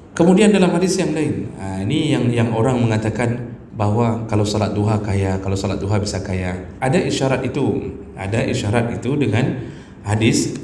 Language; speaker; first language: Malay; non-native, local second language; Achinese